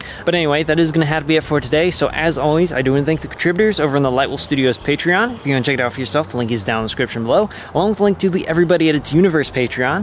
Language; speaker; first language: English; native; English